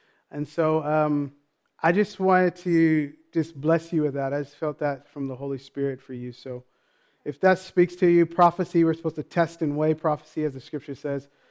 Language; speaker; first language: English; native; English